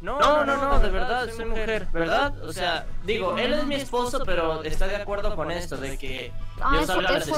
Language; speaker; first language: Spanish; native; Spanish